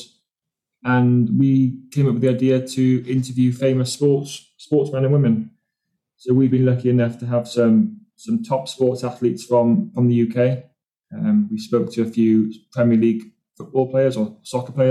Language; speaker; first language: English; native; English